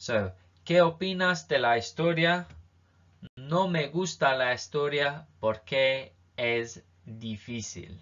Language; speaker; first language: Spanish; non-native, fluent; English